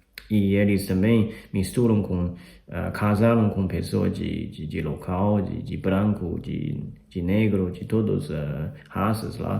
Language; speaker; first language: Portuguese; non-native, fluent; Chinese